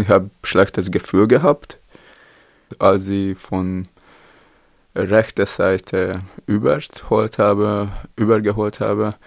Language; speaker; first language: German; non-native, learner; Latvian